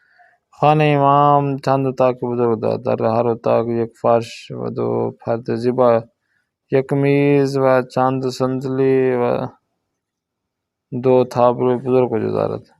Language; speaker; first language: Persian; non-native, fluent; Urdu